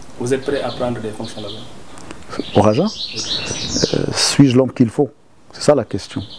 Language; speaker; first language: French; non-native, local second language; Arabic